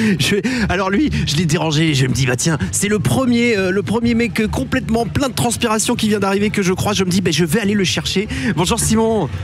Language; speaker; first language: French; native; French